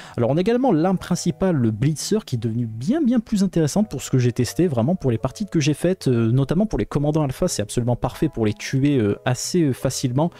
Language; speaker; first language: French; native; French